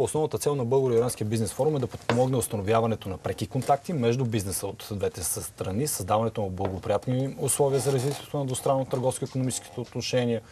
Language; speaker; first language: Bulgarian; native; Bulgarian